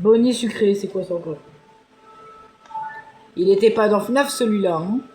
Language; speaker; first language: French; native; French